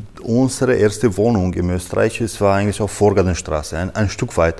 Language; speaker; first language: German; non-native, fluent; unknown